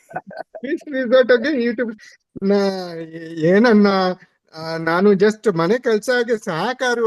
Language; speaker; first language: Kannada; non-native, learner; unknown